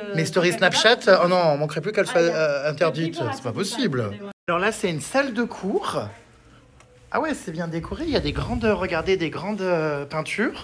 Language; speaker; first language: French; native; French